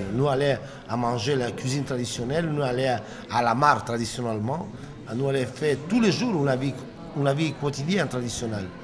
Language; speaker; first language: French; non-native, learner; Italian